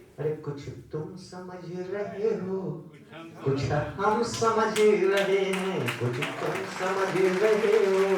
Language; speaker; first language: Hindi; native; Hindi